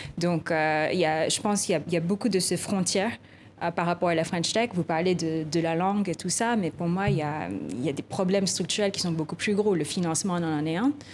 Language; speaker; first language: French; non-native, fluent; Filipino